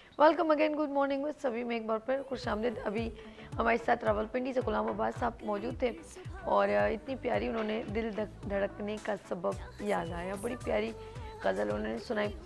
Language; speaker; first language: Urdu; native; Urdu